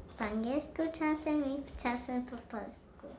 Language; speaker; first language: Polish; early bilingual, heritage; Polish